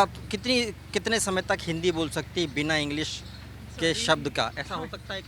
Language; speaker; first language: Hindi; native; Hindi